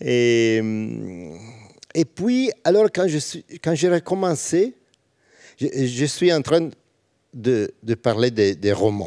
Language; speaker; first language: French; non-native, learner; Italian